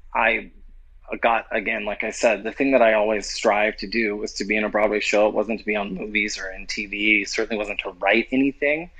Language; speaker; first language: English; native; English